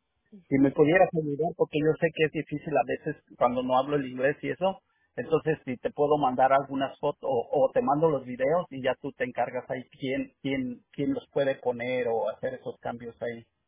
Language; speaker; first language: Spanish; native; Spanish